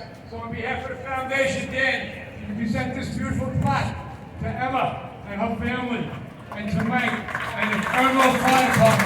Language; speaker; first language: English; native; English